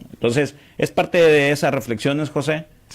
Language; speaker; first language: Spanish; native; Spanish